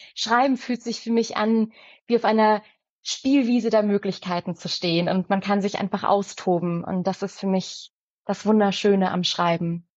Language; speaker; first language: German; early bilingual, other home language; Persian